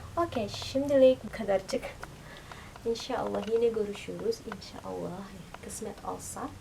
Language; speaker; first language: Turkish; non-native, fluent; Indonesian